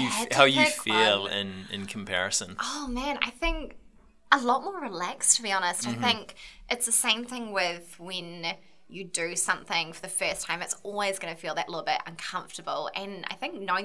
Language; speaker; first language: English; native; English